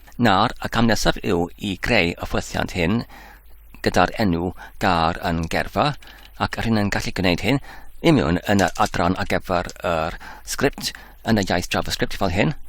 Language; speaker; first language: Welsh; non-native, learner; Dutch